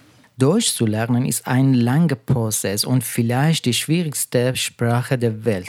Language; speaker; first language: German; non-native, fluent; Persian